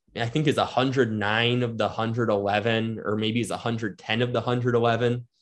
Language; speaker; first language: English; native; English